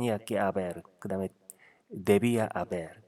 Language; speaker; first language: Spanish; non-native, fluent; Korean